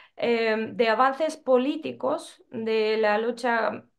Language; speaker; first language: Spanish; non-native, fluent; Ukrainian